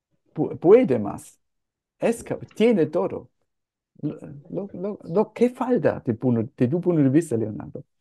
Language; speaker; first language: Spanish; non-native, fluent; German